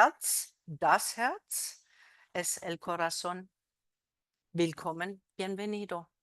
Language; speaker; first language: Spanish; non-native, fluent; German